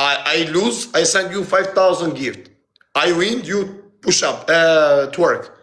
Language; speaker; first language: English; non-native, learner; Albanian